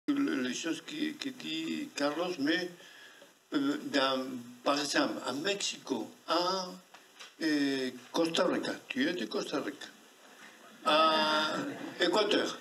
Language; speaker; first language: French; non-native, fluent; Spanish